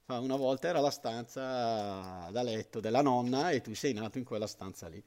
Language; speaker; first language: Italian; native; Italian